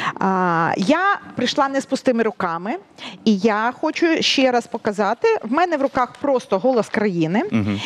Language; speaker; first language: Ukrainian; native; Ukrainian